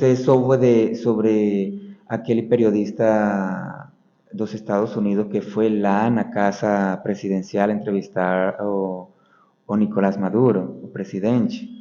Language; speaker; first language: Portuguese; non-native, fluent; Spanish